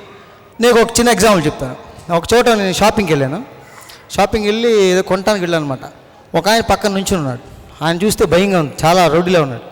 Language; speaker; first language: Telugu; native; Telugu